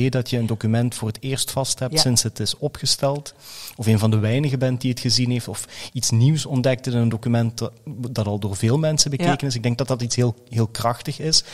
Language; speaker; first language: Dutch; native; Dutch